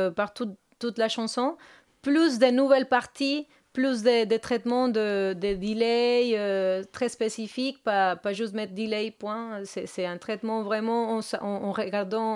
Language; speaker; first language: French; non-native, fluent; Spanish